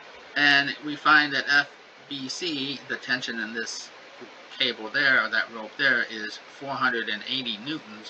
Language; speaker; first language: English; native; English